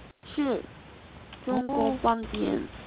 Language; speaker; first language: Chinese; non-native, learner; Korean